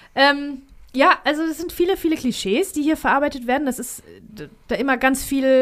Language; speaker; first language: German; early bilingual, heritage; Greek